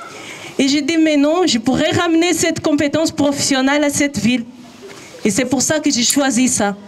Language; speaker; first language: French; non-native, learner; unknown